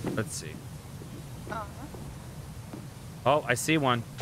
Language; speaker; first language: English; native; English